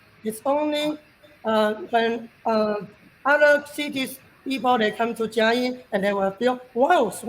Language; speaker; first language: English; non-native, learner; Chinese